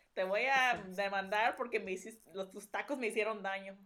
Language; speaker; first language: Spanish; early bilingual, heritage; Spanish